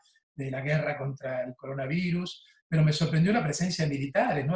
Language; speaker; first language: Spanish; native; Spanish